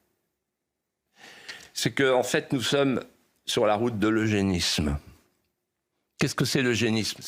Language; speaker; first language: French; native; French